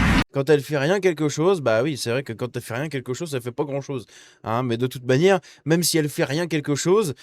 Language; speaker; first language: French; native; French